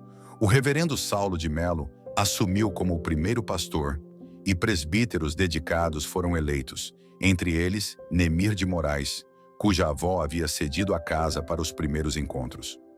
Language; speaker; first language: Portuguese; native; Portuguese